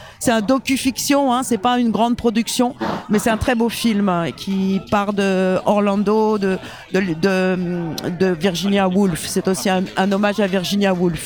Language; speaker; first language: French; native; French